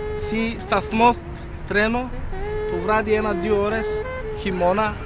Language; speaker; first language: Greek; non-native, learner; Bulgarian